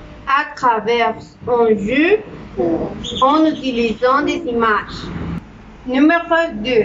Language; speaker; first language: French; non-native, learner; Spanish